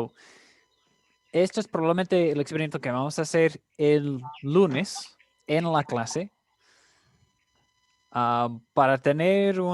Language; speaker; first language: Spanish; non-native, fluent; English